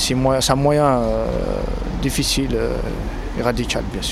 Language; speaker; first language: French; non-native, local second language; Arabic